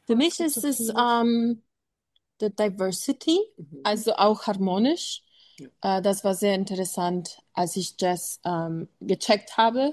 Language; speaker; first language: German; non-native, learner; English